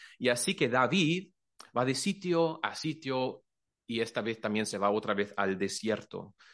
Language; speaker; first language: Spanish; non-native, fluent; German